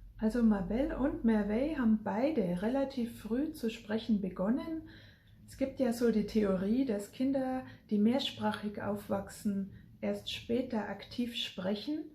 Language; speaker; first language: German; native; German